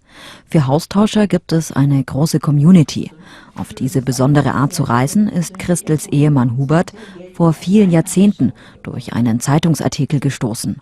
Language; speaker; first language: German; native; German